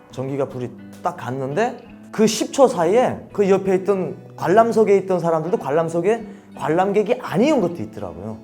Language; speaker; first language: Korean; native; Korean